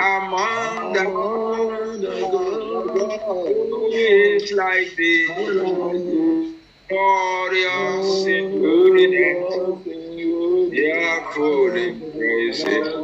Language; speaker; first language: English; non-native, local second language; Yoruba